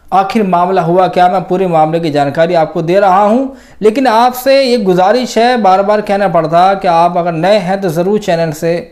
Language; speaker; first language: Hindi; native; Hindi